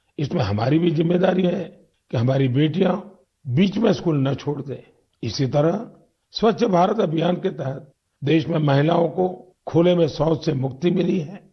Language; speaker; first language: Hindi; non-native, local second language; Gujarati